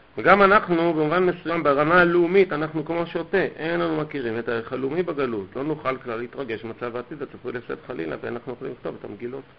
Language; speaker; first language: Hebrew; native; Hebrew